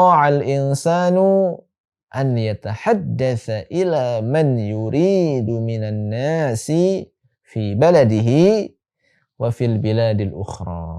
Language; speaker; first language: Arabic; non-native, fluent; Indonesian